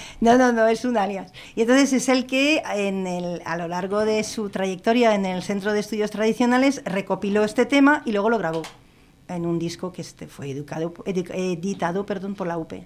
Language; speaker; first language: Spanish; non-native, fluent; French